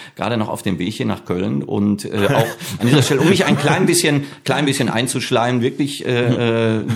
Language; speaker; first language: German; native; German